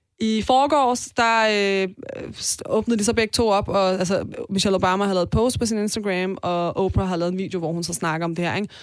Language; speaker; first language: Danish; early bilingual, other home language; Persian